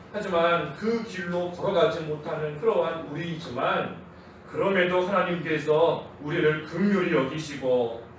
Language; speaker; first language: Korean; native; Korean